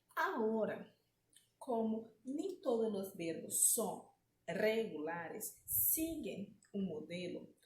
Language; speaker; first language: Spanish; non-native, fluent; Portuguese